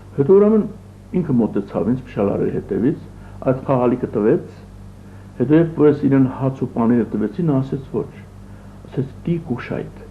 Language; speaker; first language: Armenian; early bilingual, other home language; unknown